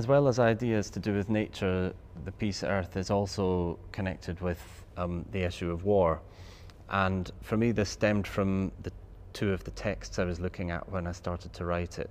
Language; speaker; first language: English; native; English